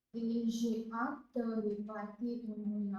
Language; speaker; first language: French; non-native, learner; Hindi